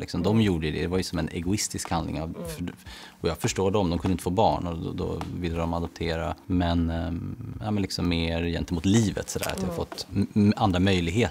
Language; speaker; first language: Swedish; native; Swedish